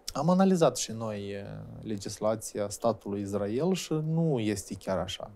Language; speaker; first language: Romanian; native; Romanian